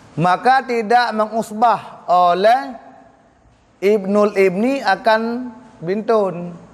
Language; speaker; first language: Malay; non-native, local second language; Achinese